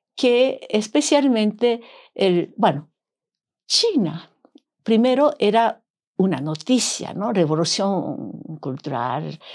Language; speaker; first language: Spanish; non-native, fluent; Japanese